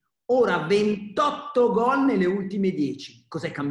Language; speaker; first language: Italian; native; Italian